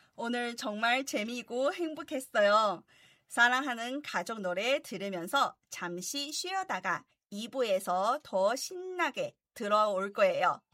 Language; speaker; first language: Korean; non-native, fluent; Chinese